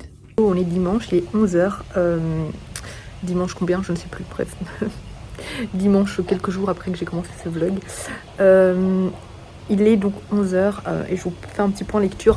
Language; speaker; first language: French; native; French